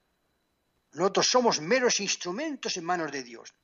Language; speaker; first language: Spanish; native; Spanish